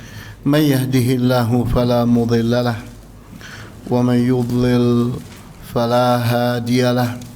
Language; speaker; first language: Arabic; non-native, fluent; Indonesian